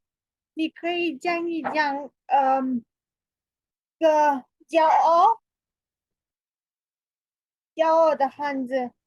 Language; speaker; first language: Chinese; non-native, learner; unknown